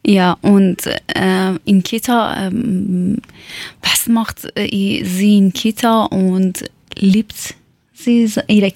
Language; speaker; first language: German; non-native, learner; Persian